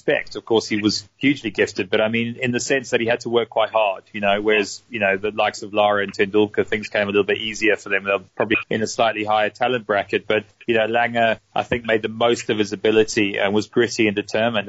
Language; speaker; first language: English; native; English